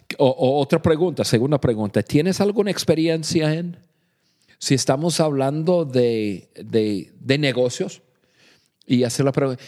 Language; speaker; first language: Spanish; non-native, fluent; English